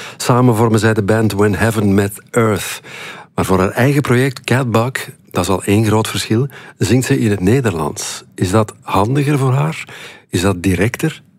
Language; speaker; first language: Dutch; native; Dutch